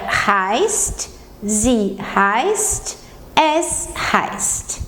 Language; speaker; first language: German; non-native, fluent; Portuguese